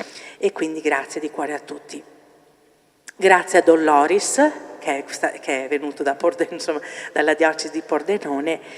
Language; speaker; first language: Italian; native; Italian